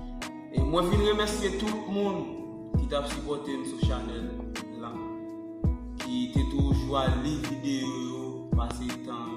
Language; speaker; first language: French; non-native, learner; Haitian Creole